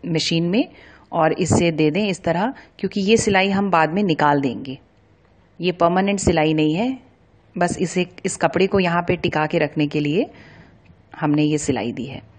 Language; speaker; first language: Hindi; native; Hindi